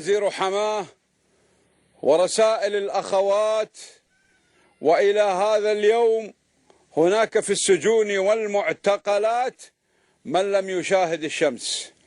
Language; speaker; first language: Arabic; native; Arabic